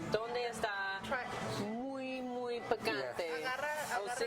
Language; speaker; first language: Spanish; non-native, learner; English